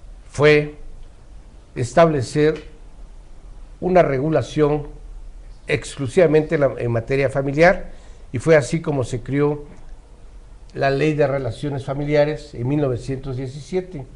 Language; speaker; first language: Spanish; native; Spanish